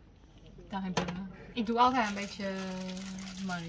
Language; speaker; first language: Dutch; non-native, learner; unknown